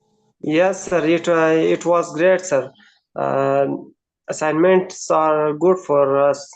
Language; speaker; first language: English; non-native, learner; Persian